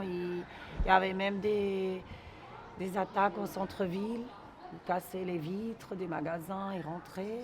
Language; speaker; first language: French; non-native, local second language; Greek